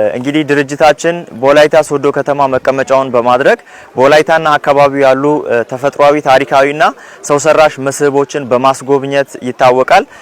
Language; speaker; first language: Amharic; non-native, local second language; Wolaytta